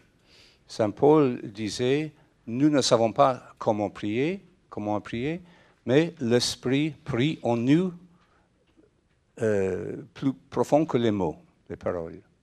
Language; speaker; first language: French; non-native, fluent; English